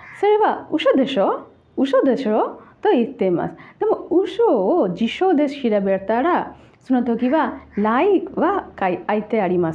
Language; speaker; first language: Japanese; non-native, learner; Bangla